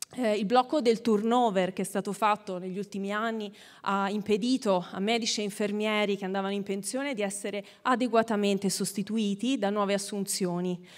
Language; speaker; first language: Italian; native; Italian